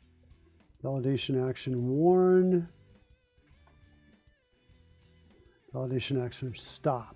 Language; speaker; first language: English; native; English